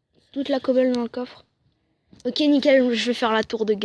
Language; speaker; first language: French; native; French